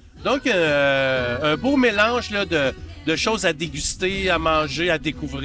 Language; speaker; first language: French; native; French